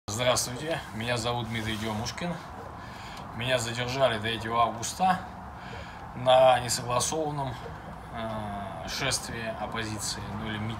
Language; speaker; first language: Russian; native; Russian